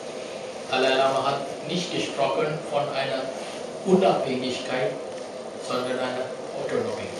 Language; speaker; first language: German; non-native, learner; Sinhala